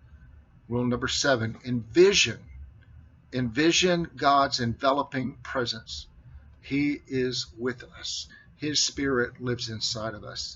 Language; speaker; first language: English; native; English